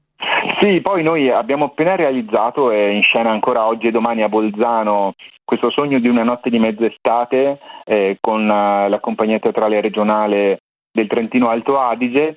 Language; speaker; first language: Italian; native; Italian